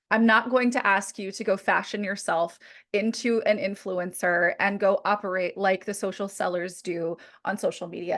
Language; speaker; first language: English; native; English